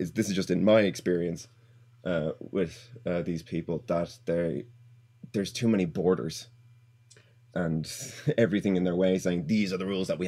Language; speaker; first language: English; native; English